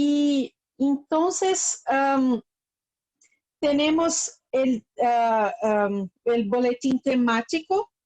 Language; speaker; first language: Spanish; non-native, fluent; Portuguese